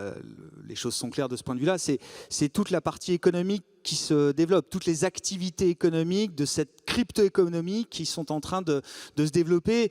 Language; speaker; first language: French; native; French